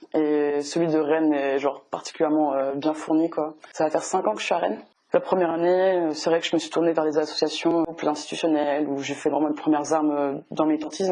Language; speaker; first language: French; native; French